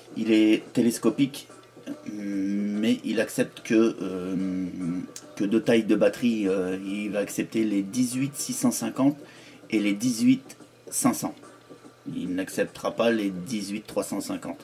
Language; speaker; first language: French; native; French